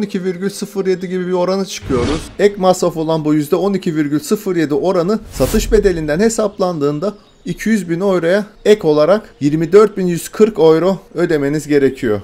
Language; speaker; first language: Turkish; native; Turkish